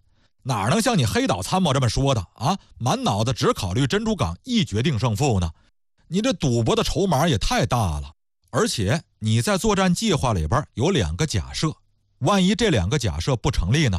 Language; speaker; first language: Chinese; native; Chinese